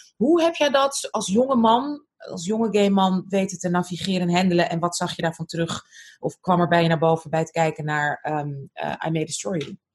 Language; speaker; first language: Dutch; early bilingual, other home language; Arabic